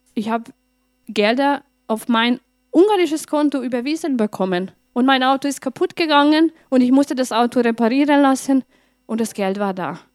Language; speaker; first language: German; non-native, fluent; Hungarian